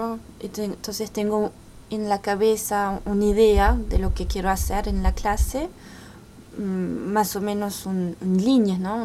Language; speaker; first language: Spanish; early bilingual, heritage; French